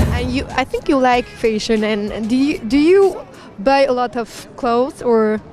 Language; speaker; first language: English; non-native, learner; French